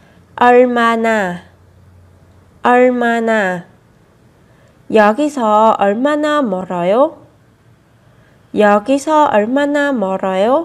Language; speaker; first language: Korean; non-native, fluent; Vietnamese